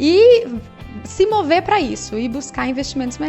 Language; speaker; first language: Portuguese; native; Portuguese